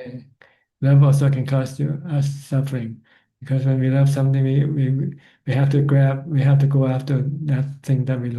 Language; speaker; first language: English; non-native, fluent; Thai